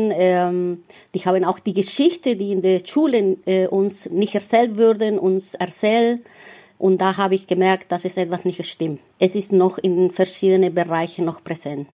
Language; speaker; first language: German; non-native, fluent; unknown